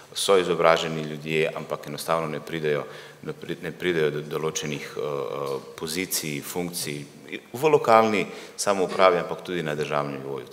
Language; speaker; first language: Slovenian; early bilingual, other home language; Bosnian